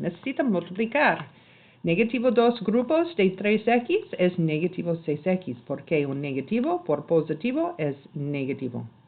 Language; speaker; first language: Spanish; non-native, learner; English